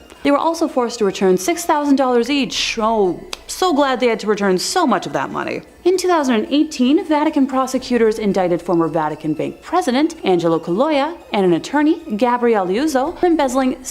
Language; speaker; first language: English; native; English